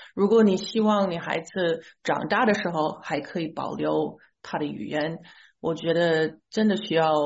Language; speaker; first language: Chinese; non-native, fluent; English